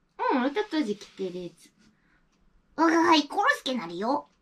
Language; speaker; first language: Russian; non-native, learner; Japanese